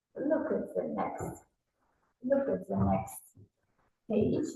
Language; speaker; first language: English; non-native, fluent; Kazakh